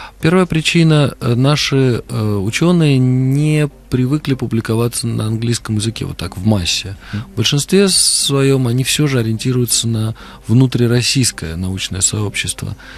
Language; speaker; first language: Russian; native; Russian